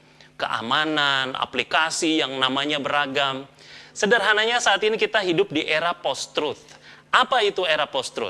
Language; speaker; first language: Indonesian; native; Indonesian